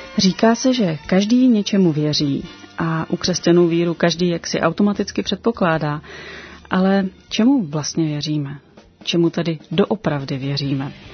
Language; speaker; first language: Czech; native; Czech